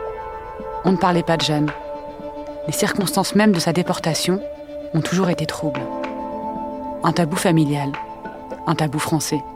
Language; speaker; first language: French; native; French